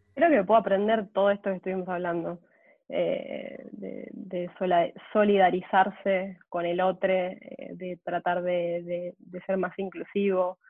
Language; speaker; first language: Spanish; native; Spanish